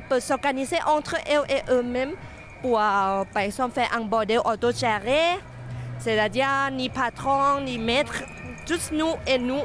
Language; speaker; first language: French; non-native, fluent; Thai